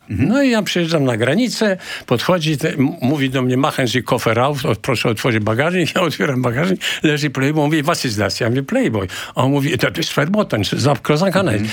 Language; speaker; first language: Polish; native; Polish